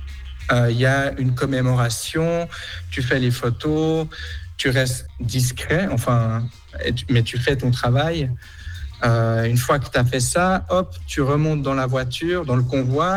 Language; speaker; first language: French; native; French